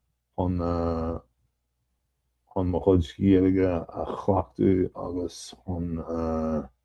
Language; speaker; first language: Irish; non-native, learner; English